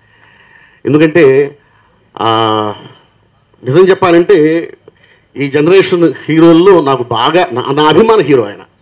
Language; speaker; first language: Telugu; native; Telugu